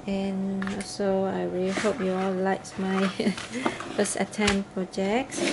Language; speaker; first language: English; non-native, learner; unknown